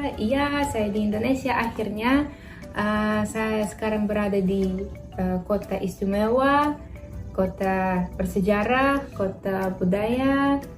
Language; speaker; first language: Indonesian; non-native, fluent; Russian